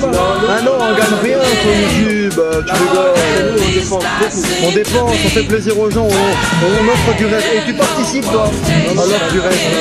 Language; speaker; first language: French; native; French